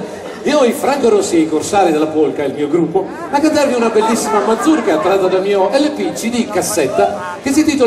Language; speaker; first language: Italian; native; Italian